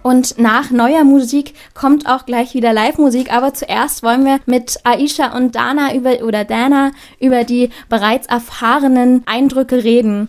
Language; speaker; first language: German; native; German